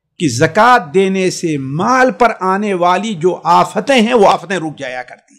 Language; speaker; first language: Hindi; native; Hindi